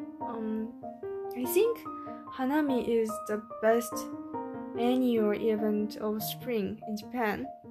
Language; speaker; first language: English; non-native, learner; Japanese